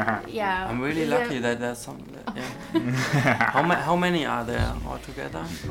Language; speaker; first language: English; non-native, fluent; German